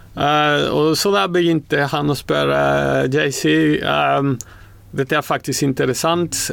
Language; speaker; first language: Norwegian; non-native, fluent; Spanish